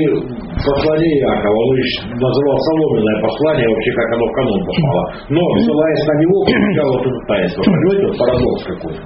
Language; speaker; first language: Russian; native; Russian